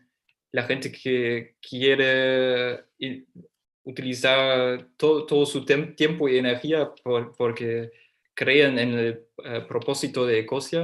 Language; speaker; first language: Spanish; non-native, fluent; German